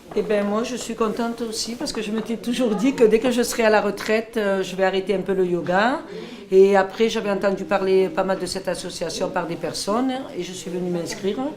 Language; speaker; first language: French; native; French